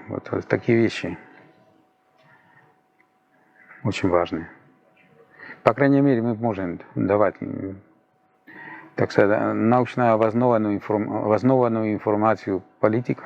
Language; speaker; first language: Russian; non-native, fluent; Spanish